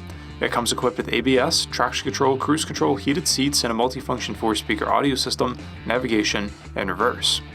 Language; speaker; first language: English; native; English